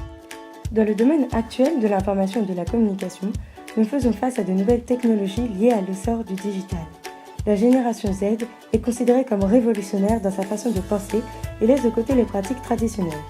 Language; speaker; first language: French; native; French